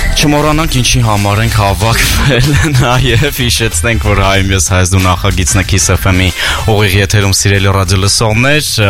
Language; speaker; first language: Armenian; native; Armenian